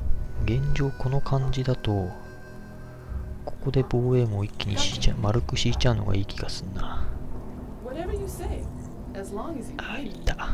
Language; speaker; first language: Japanese; native; Japanese